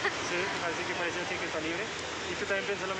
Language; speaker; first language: Spanish; non-native, fluent; French